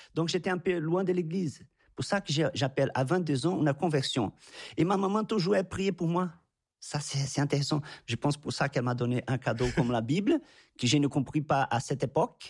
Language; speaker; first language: French; non-native, fluent; Portuguese